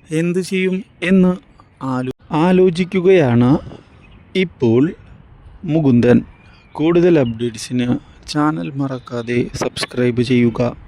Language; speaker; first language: Malayalam; native; Malayalam